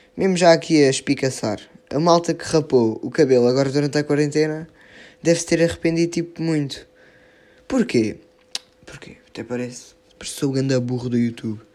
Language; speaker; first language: Portuguese; native; Portuguese